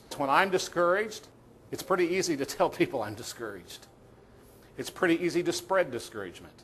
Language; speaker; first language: English; native; English